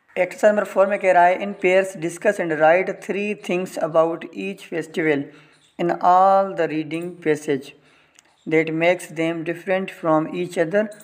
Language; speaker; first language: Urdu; non-native, local second language; Sindhi